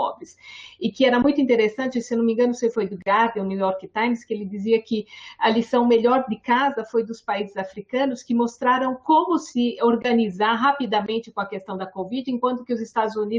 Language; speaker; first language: Portuguese; native; Portuguese